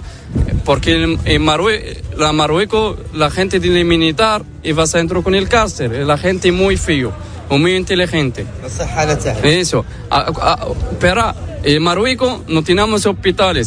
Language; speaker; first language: Spanish; non-native, learner; Arabic